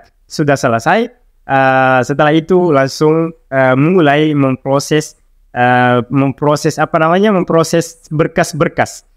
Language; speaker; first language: Indonesian; non-native, local second language; Arabic